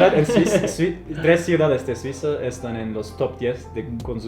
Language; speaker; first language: Spanish; non-native, fluent; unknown